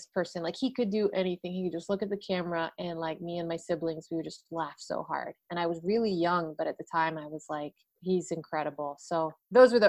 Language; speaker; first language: English; native; English